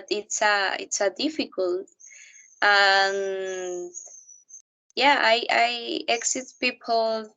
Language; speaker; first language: English; non-native, learner; Spanish